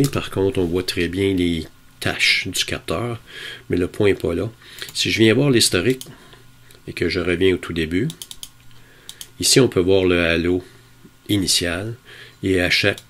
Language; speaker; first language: French; native; French